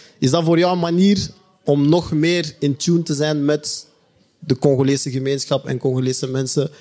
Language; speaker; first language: Dutch; native; Dutch